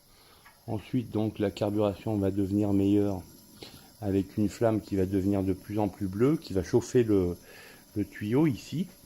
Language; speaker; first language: French; native; French